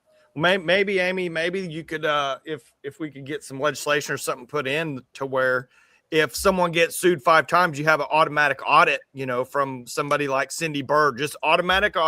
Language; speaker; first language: English; native; English